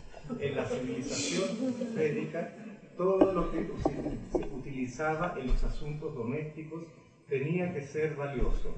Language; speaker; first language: Spanish; native; Spanish